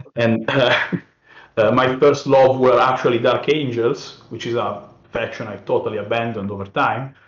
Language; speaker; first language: English; non-native, fluent; Italian